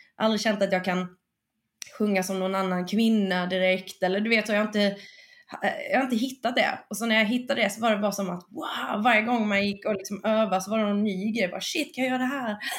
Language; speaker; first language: Swedish; early bilingual, other home language; Spanish